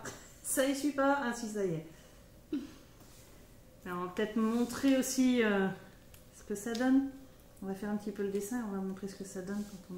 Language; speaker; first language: French; native; French